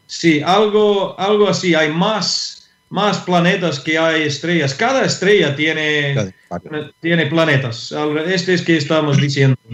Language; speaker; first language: Spanish; non-native, fluent; English